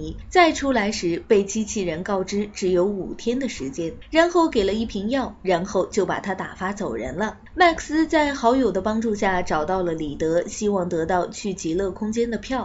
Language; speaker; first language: Chinese; native; Chinese